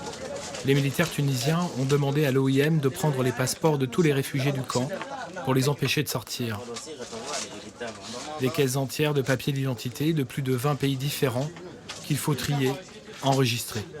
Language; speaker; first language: French; native; French